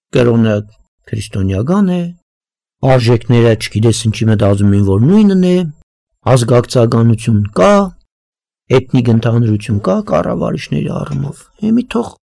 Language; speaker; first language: Armenian; native; Armenian